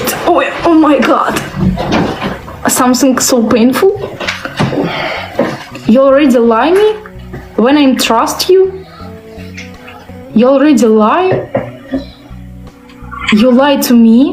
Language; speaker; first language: English; non-native, learner; Russian